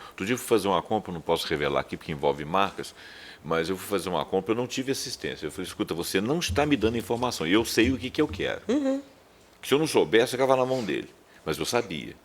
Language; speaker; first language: Portuguese; native; Portuguese